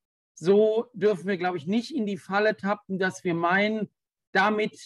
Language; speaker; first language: German; native; German